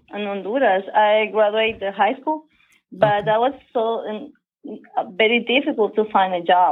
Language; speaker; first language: English; non-native, learner; Spanish